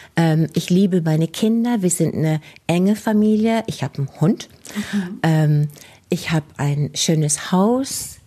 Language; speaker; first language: German; non-native, fluent; English